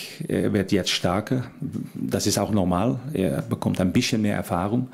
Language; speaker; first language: German; non-native, fluent; Dutch